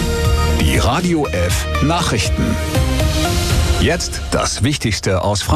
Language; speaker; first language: German; native; German